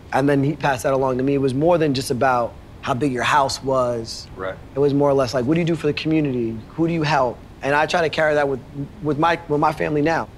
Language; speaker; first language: English; native; English